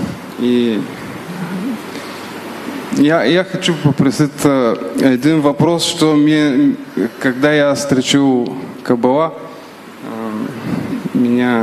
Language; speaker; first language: Russian; non-native, learner; Bulgarian